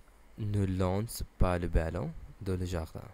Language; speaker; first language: French; non-native, learner; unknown